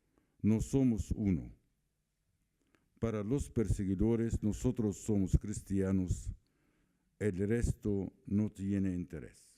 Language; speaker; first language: Spanish; non-native, fluent; Arabic